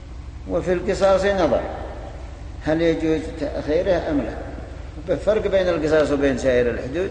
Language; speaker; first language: Arabic; native; Arabic